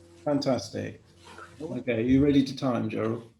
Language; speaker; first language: English; native; English